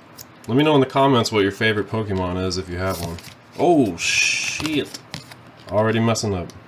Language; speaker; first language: English; native; English